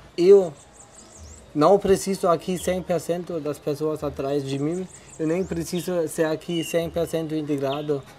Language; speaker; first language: Portuguese; non-native, fluent; German